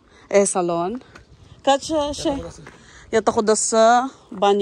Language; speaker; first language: Turkish; non-native, learner; Filipino